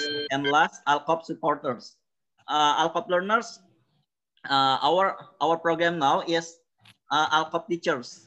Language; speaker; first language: English; non-native, learner; Indonesian